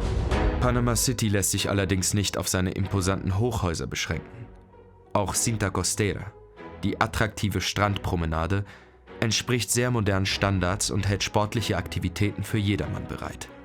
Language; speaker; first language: German; native; German